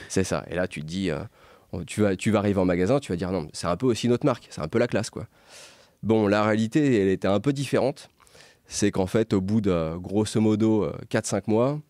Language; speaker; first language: French; native; French